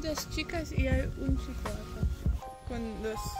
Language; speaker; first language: Spanish; non-native, fluent; Polish